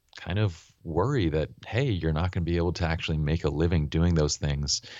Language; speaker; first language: English; native; English